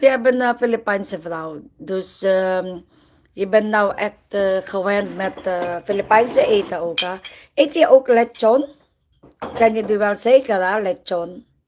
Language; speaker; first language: Dutch; non-native, learner; Filipino